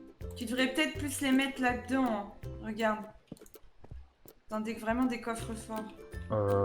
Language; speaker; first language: French; native; French